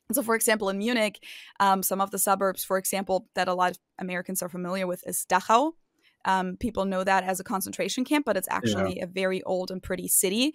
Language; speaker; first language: English; non-native, fluent; German